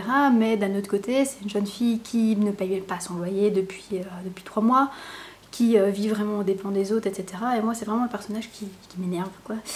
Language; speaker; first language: French; native; French